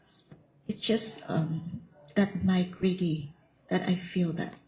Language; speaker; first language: English; non-native, learner; Vietnamese